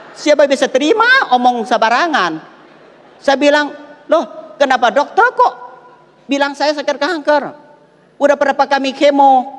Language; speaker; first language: Indonesian; non-native, fluent; Thai